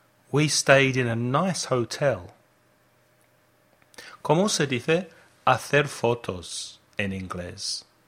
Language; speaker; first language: Spanish; non-native, fluent; English